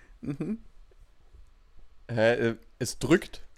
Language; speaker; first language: German; native; German